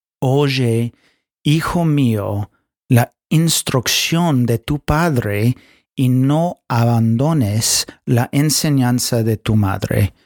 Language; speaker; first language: Spanish; non-native, fluent; English